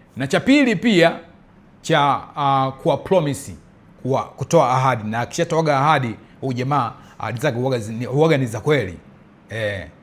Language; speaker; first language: Swahili; early bilingual, heritage; Swahili